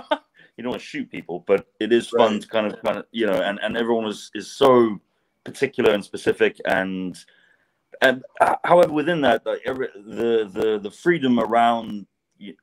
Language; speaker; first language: English; native; English